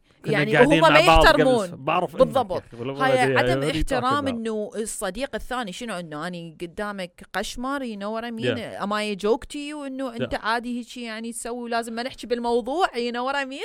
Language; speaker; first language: Arabic; early bilingual, heritage; Arabic